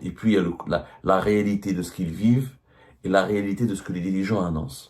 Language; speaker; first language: French; non-native, local second language; Arabic